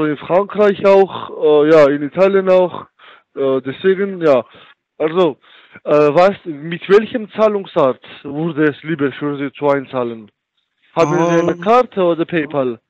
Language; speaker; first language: German; non-native, learner; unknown